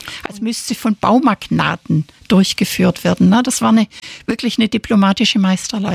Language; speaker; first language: German; native; German